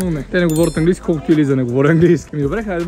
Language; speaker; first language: Bulgarian; native; Bulgarian